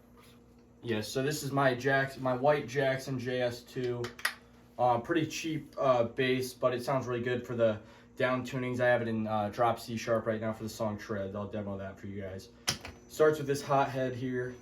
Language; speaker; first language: English; native; English